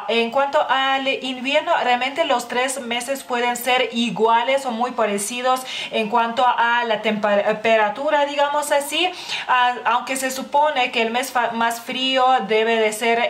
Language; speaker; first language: Spanish; non-native, fluent; Lithuanian